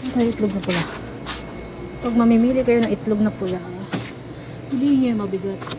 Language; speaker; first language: Filipino; native; Filipino